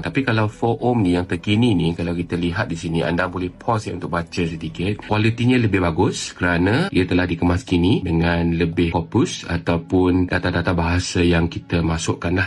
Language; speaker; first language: Malay; native; Malay